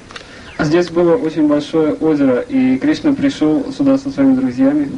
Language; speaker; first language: Russian; native; Russian